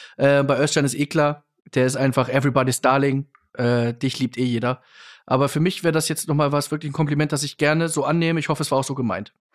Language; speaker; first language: German; native; German